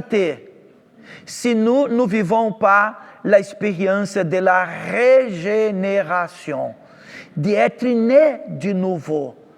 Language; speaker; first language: French; non-native, fluent; Portuguese